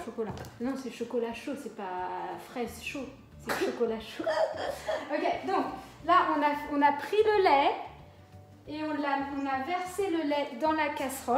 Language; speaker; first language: French; native; French